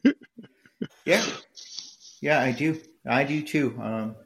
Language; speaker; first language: English; early bilingual, other home language; Spanish